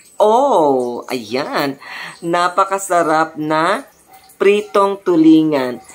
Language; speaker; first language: Filipino; non-native, local second language; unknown